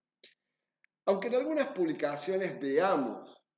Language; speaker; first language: Spanish; native; Spanish